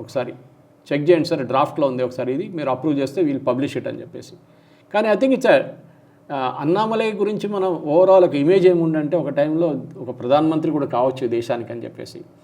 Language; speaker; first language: Telugu; non-native, local second language; Malayalam